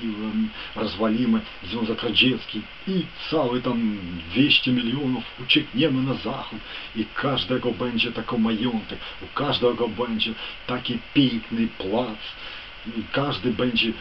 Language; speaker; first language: Polish; non-native, fluent; Ukrainian